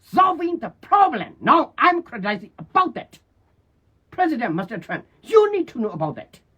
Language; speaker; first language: English; non-native, learner; Burmese